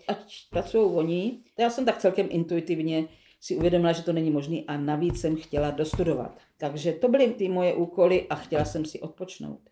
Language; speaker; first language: Czech; native; Czech